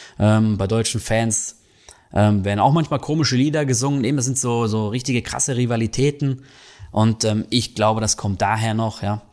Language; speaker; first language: German; native; German